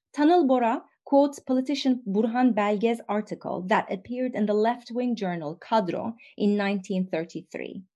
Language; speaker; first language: English; non-native, fluent; Turkish